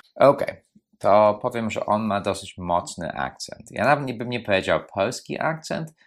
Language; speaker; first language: Polish; non-native, fluent; English